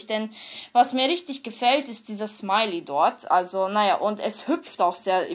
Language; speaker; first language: German; early bilingual, other home language; Hungarian